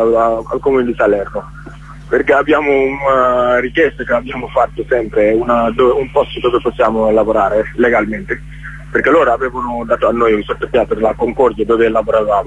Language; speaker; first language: Italian; non-native, fluent; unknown